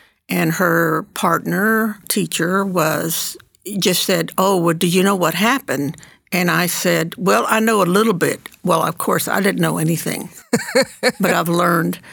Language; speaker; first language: English; early bilingual, other home language; Spanish